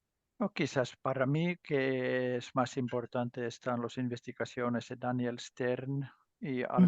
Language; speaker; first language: Spanish; non-native, learner; Finnish